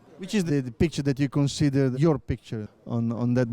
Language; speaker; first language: English; non-native, fluent; Italian